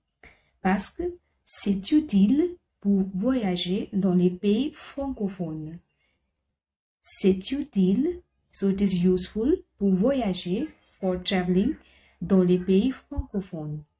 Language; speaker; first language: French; non-native, fluent; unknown